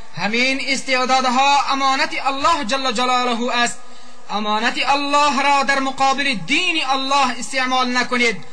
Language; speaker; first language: Persian; non-native, local second language; Pashto